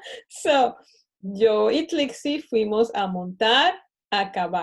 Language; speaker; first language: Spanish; non-native, fluent; English